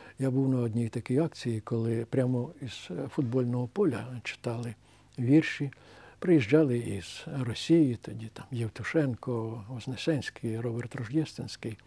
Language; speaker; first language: Ukrainian; native; Ukrainian